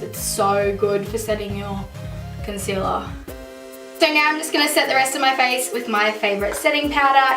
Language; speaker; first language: English; native; English